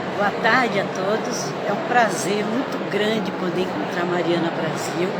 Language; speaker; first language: Portuguese; early bilingual, other home language; Italian